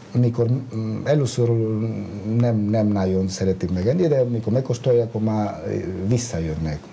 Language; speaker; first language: Hungarian; non-native, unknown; Spanish